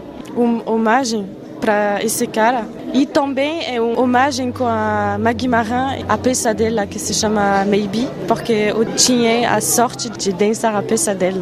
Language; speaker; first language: Portuguese; non-native, fluent; French